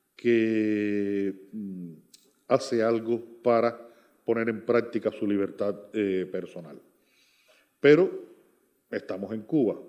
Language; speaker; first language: Spanish; native; Spanish